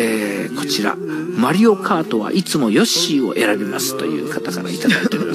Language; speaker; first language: Japanese; native; Japanese